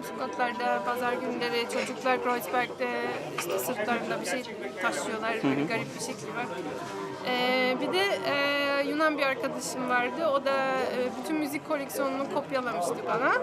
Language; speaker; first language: Turkish; non-native, fluent; Polish